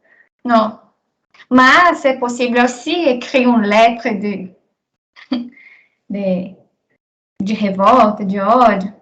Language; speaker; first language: French; non-native, learner; Portuguese